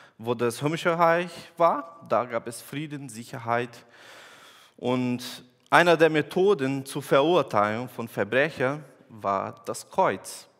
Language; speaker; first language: German; non-native, fluent; Portuguese